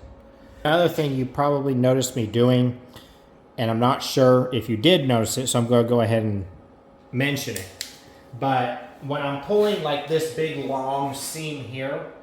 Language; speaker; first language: English; native; English